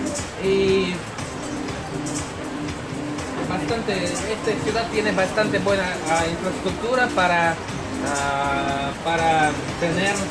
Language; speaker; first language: Spanish; non-native, fluent; Russian